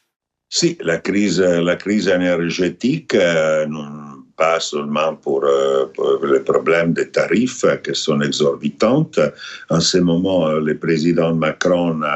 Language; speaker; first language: French; non-native, fluent; Italian